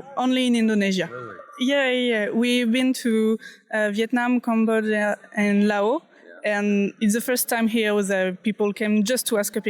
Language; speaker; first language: English; non-native, learner; French